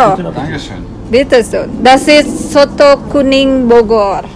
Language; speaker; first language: German; non-native, learner; Indonesian